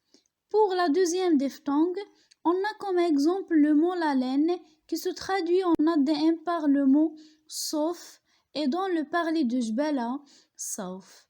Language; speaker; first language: French; non-native, local second language; Arabic